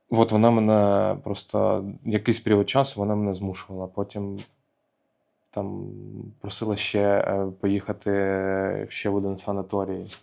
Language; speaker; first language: Ukrainian; native; Ukrainian